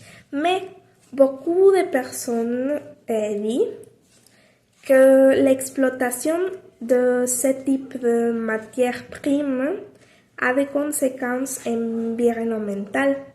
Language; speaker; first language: French; non-native, learner; Spanish